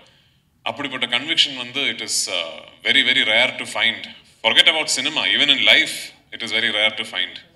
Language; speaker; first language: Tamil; non-native, fluent; Malayalam